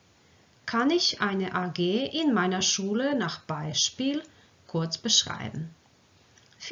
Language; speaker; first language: German; non-native, fluent; Croatian